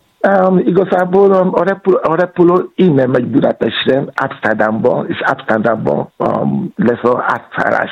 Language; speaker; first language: Hungarian; non-native, fluent; Yoruba